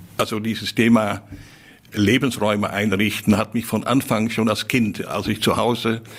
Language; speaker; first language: German; non-native, fluent; Dutch